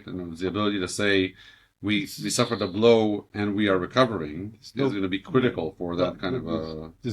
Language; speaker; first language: English; native; English